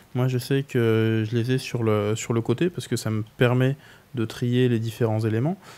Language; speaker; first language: French; native; French